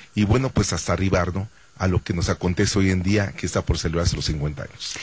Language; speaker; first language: Spanish; native; Spanish